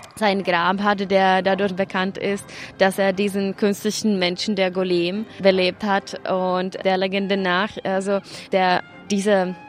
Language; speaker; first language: German; non-native, fluent; Czech